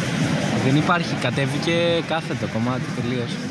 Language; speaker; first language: Greek; native; Greek